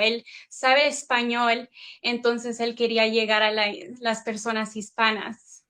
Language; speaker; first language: Spanish; early bilingual, heritage; Spanish